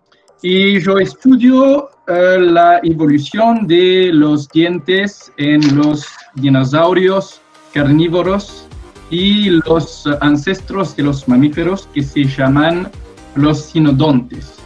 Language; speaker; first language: Spanish; non-native, learner; French